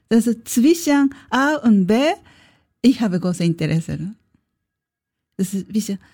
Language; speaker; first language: German; non-native, learner; Japanese